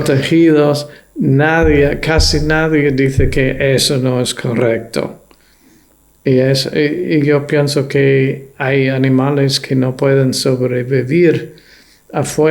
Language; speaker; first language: Spanish; non-native, fluent; English